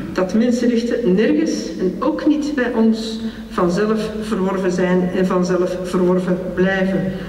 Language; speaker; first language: Dutch; native; Dutch